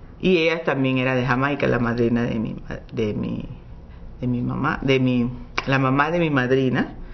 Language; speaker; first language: Spanish; non-native, local second language; English